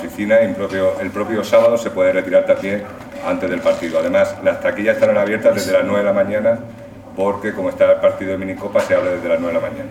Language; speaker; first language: Spanish; native; Spanish